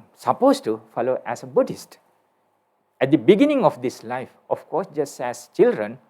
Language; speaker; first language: English; non-native, local second language; Sinhala